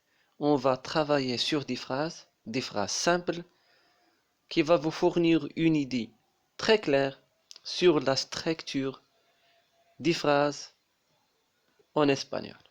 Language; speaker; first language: French; non-native, local second language; Arabic